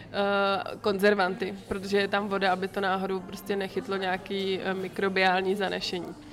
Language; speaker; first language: Czech; native; Czech